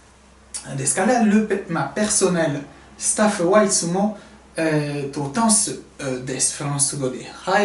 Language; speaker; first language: Japanese; non-native, fluent; French